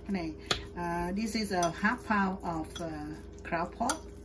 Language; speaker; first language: English; non-native, learner; Vietnamese